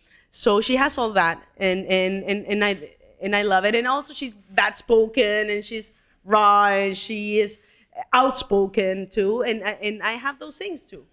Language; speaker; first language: English; non-native, fluent; Spanish